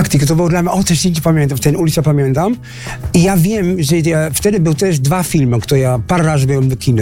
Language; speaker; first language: Polish; early bilingual, heritage; Polish